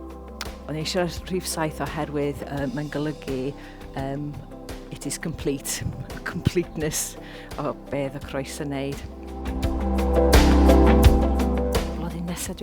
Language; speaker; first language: Welsh; non-native, local second language; English